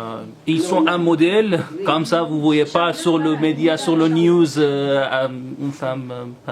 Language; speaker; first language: French; non-native, learner; Persian